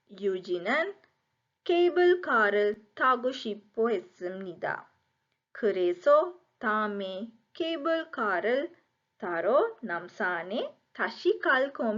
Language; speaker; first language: Korean; non-native, fluent; Sinhala